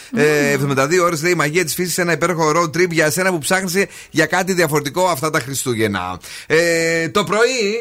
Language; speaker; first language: Greek; native; Greek